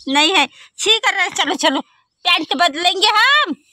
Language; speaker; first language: Hindi; non-native, local second language; Marathi